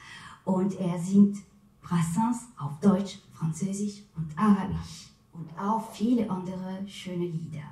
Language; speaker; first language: German; non-native, fluent; French